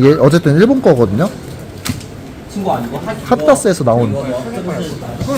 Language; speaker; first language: Korean; native; Korean